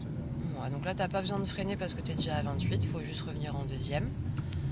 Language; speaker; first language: French; native; French